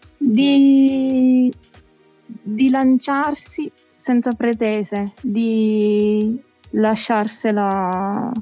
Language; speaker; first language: Italian; non-native, fluent; Croatian